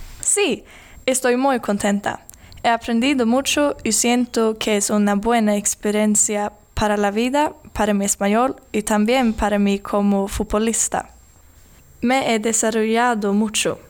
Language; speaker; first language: Spanish; non-native, learner; Swedish